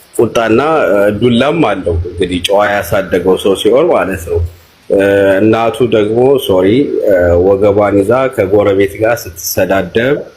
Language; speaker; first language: Amharic; native; Amharic